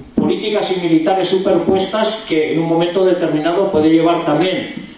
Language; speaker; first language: Spanish; non-native, local second language; Basque